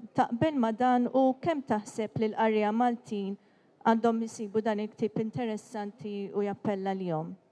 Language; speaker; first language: Maltese; native; Maltese